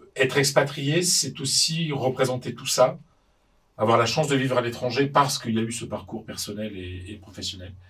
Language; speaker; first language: French; native; French